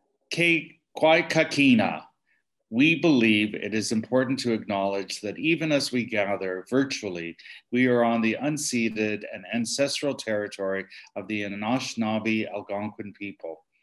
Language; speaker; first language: English; native; English